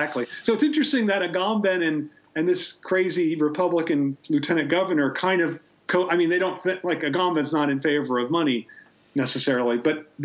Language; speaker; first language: English; native; English